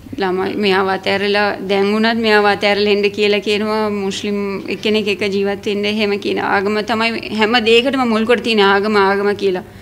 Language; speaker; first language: Sinhala; non-native, local second language; Tamil